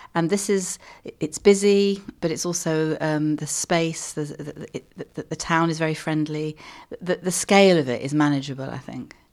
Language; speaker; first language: English; native; English